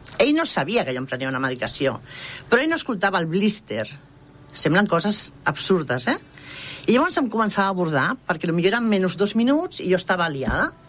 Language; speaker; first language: Catalan; non-native, local second language; Spanish